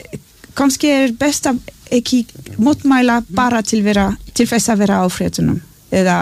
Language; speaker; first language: Icelandic; non-native, learner; French